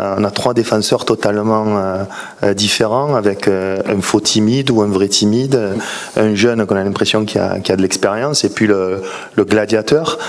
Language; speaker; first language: French; native; French